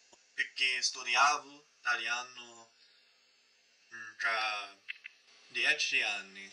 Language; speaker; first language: Italian; non-native, learner; English